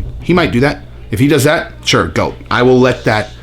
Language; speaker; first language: English; native; English